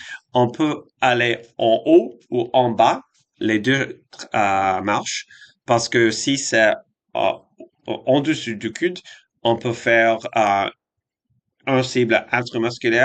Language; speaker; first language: French; non-native, fluent; English